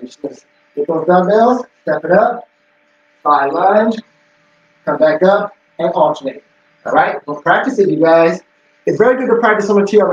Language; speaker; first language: English; native; English